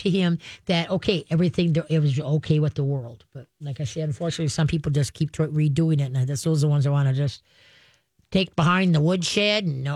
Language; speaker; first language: English; native; English